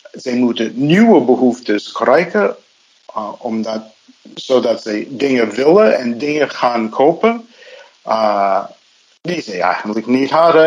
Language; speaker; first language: Dutch; non-native, fluent; English